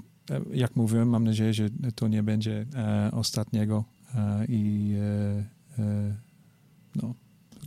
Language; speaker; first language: Polish; non-native, learner; English